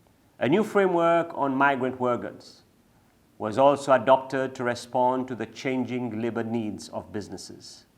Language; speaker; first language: English; non-native, local second language; Seselwa Creole French